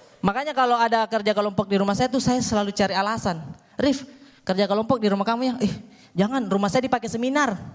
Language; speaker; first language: Indonesian; native; Indonesian